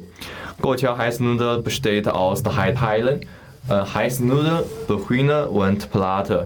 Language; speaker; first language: German; non-native, learner; Chinese